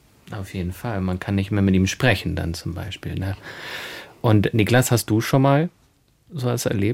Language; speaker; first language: German; native; German